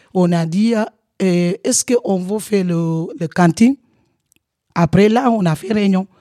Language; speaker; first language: French; non-native, local second language; Wolof